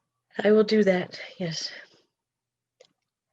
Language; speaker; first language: English; native; English